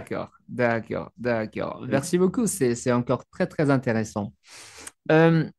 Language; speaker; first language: French; non-native, fluent; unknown